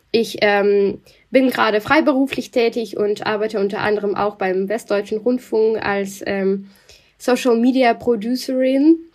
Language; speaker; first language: German; non-native, fluent; Russian